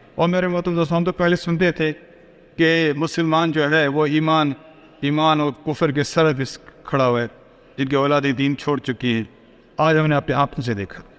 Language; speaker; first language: Urdu; non-native, local second language; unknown